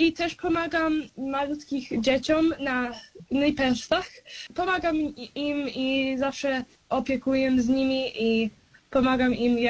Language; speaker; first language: Polish; early bilingual, heritage; Polish